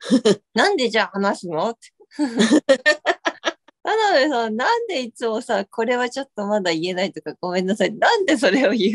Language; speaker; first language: Japanese; native; Japanese